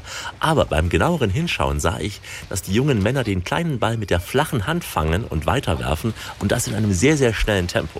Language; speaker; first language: German; native; German